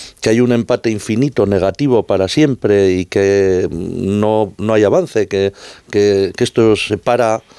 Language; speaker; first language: Spanish; native; Spanish